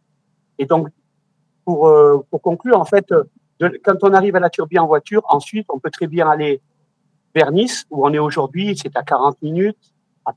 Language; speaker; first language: French; native; French